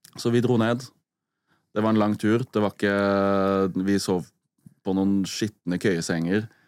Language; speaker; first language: Norwegian; native; Norwegian